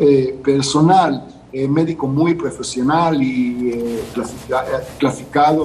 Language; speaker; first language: Spanish; non-native, fluent; Hebrew